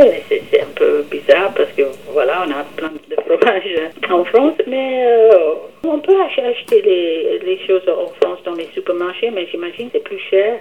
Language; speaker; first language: French; non-native, fluent; English